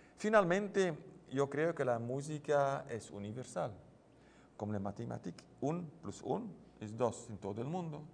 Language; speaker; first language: Spanish; non-native, learner; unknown